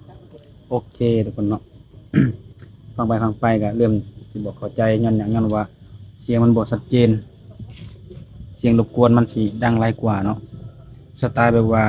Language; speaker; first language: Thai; non-native, local second language; Northeastern Thai